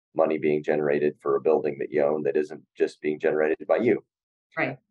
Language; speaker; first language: English; native; English